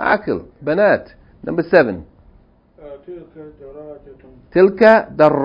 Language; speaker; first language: Arabic; non-native, fluent; English